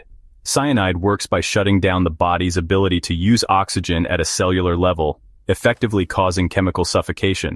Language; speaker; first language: English; native; English